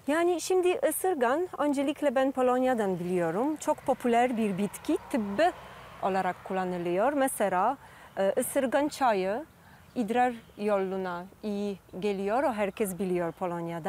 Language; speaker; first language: Turkish; non-native, fluent; Polish